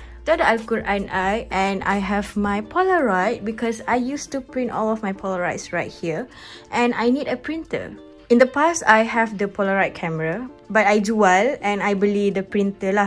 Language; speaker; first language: English; non-native, local second language; Malay